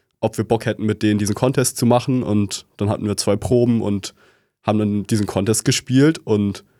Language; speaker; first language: German; native; German